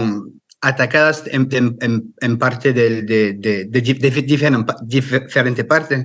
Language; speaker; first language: Spanish; non-native, fluent; French